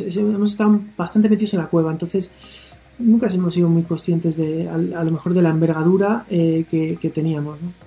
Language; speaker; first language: Spanish; native; Spanish